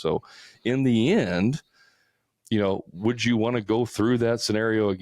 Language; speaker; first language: English; native; English